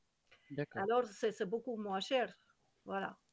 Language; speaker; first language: French; non-native, learner; Kyrgyz